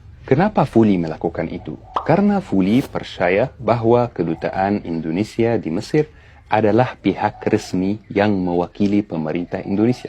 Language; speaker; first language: Indonesian; non-native, fluent; Arabic